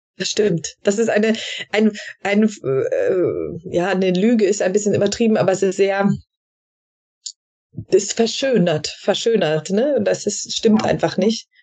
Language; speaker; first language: German; native; German